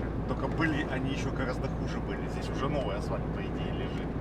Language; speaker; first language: Russian; native; Russian